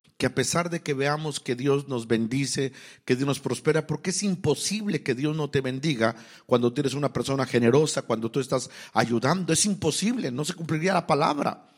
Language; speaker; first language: Spanish; native; Spanish